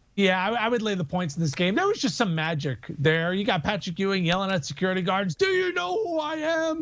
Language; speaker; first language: English; native; English